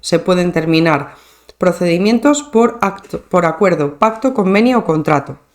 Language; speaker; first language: Spanish; native; Spanish